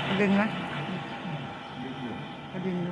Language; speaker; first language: Thai; native; Thai